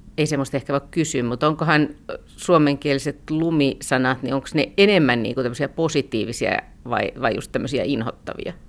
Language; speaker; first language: Finnish; native; Finnish